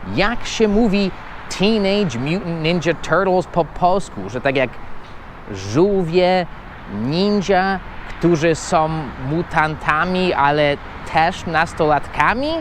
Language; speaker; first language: Polish; non-native, fluent; English